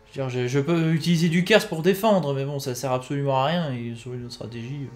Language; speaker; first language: French; native; French